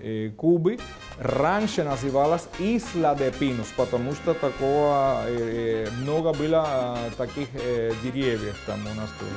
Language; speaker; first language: Russian; non-native, fluent; Spanish